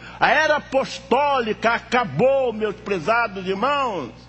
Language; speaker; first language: Portuguese; native; Portuguese